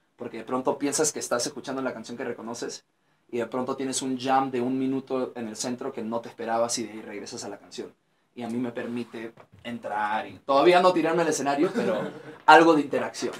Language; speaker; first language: Spanish; early bilingual, heritage; Spanish